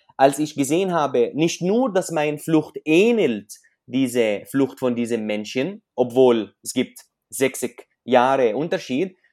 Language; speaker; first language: German; non-native, fluent; Arabic